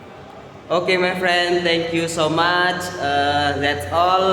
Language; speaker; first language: English; non-native, learner; Indonesian